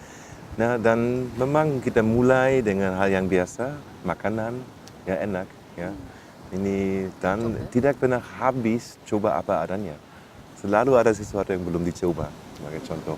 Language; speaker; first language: Indonesian; non-native, fluent; German